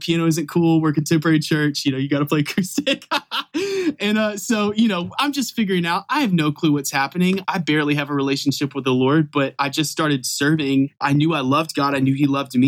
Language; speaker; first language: English; native; English